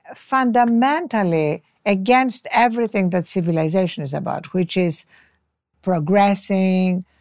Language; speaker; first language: English; non-native, fluent; French